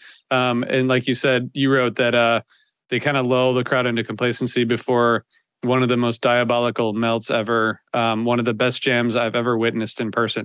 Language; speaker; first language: English; native; English